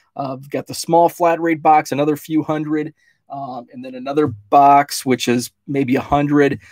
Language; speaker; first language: English; native; English